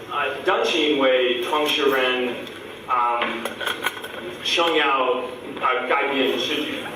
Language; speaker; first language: Chinese; non-native, learner; English